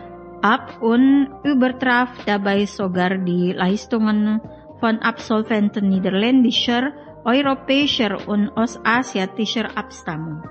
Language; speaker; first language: German; non-native, fluent; Indonesian